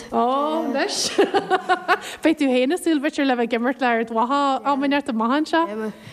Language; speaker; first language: Irish; native; Irish